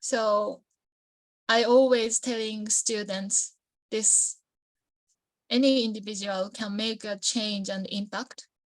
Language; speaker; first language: English; non-native, learner; Japanese